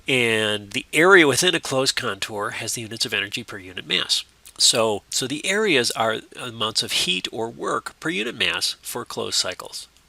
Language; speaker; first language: English; native; English